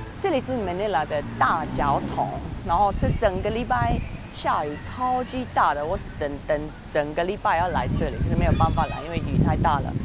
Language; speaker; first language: Chinese; non-native, fluent; English